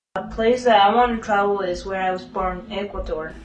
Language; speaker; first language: English; early bilingual, other home language; Spanish